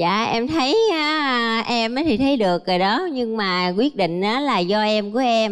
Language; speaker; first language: Vietnamese; native; Vietnamese